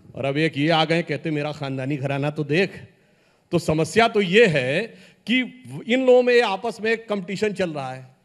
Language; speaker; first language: Hindi; native; Hindi